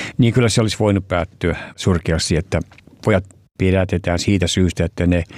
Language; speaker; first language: Finnish; early bilingual, heritage; Finnish